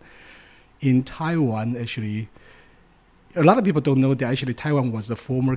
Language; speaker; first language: English; non-native, fluent; Chinese